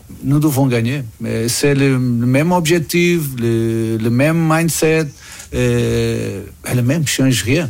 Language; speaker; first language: French; non-native, learner; Portuguese